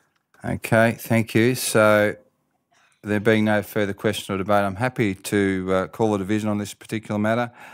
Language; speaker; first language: English; native; English